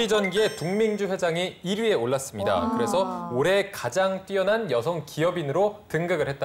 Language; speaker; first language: Korean; native; Korean